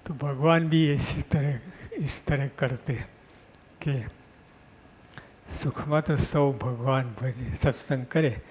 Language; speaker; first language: Hindi; non-native, local second language; Gujarati